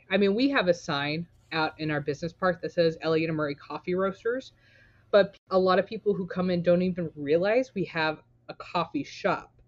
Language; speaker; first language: English; native; English